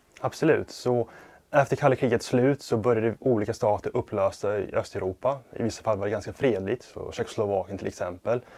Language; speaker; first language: Swedish; non-native, fluent; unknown